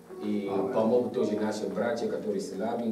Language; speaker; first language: Russian; non-native, fluent; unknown